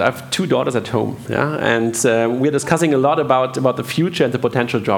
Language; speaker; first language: English; non-native, fluent; German